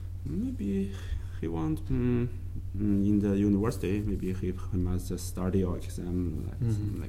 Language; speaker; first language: English; non-native, learner; Chinese